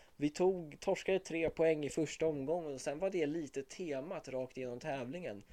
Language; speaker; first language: Swedish; native; Swedish